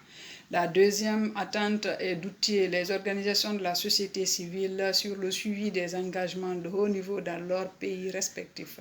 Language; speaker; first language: French; non-native, local second language; Fula